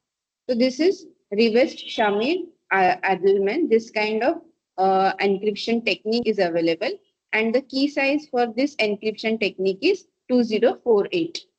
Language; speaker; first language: English; non-native, local second language; Marathi